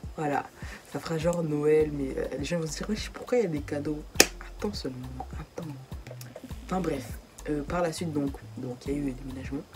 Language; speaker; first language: French; native; French